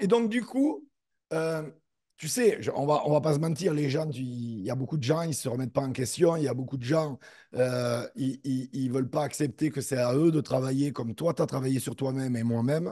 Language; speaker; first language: French; native; French